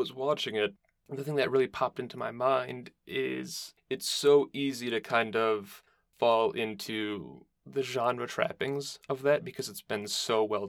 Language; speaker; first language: English; native; English